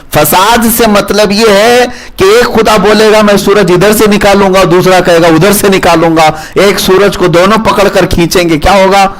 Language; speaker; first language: Urdu; native; Urdu